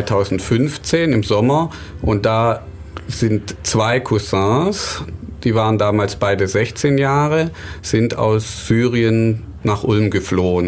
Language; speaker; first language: German; native; German